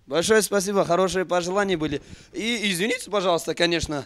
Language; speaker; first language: Russian; non-native, local second language; Uzbek